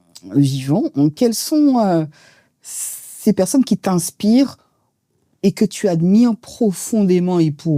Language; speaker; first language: French; native; French